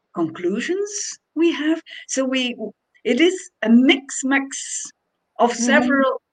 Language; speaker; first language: English; non-native, fluent; Dutch